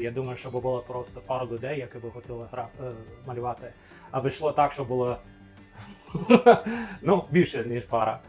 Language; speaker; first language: Ukrainian; non-native, fluent; English